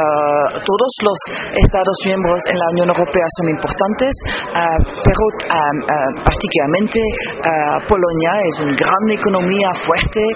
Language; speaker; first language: Spanish; non-native, fluent; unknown